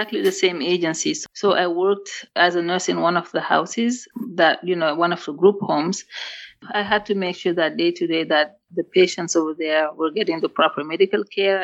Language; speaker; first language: English; non-native, fluent; Wolof